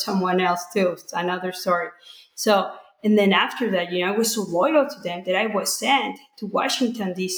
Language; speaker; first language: English; non-native, fluent; Spanish